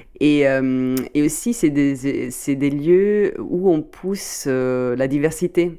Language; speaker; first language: French; non-native, fluent; Italian